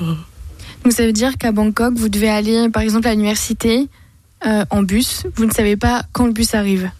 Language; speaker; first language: French; native; French